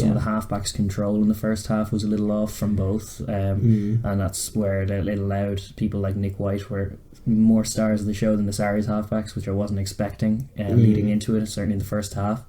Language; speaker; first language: English; native; English